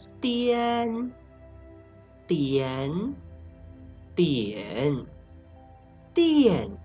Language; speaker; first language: Chinese; non-native, fluent; Thai